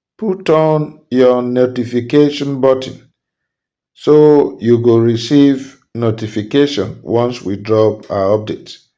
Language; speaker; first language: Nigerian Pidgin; non-native, local second language; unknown